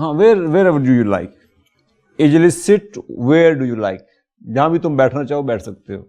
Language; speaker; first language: Urdu; native; Urdu